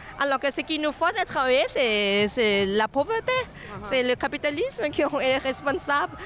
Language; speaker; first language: French; non-native, fluent; Thai